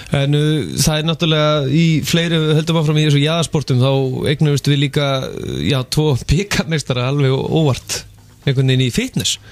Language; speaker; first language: Icelandic; native; Icelandic